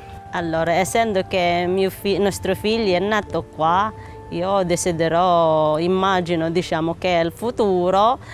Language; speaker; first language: Italian; non-native, learner; Filipino